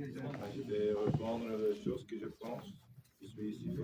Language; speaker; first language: French; non-native, fluent; Dutch